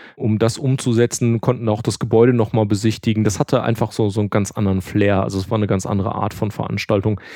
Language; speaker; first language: German; native; German